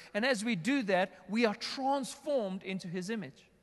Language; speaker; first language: English; native; English